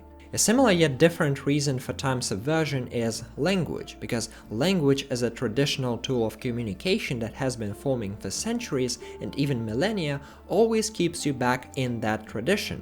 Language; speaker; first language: English; non-native, fluent; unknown